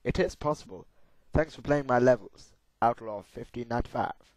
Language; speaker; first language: English; native; English